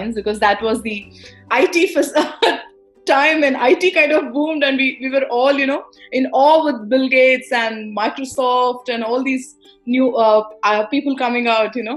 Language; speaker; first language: English; non-native, local second language; Tamil